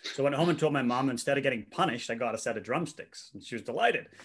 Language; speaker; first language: English; native; English